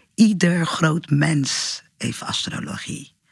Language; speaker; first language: Dutch; early bilingual, other home language; Portuguese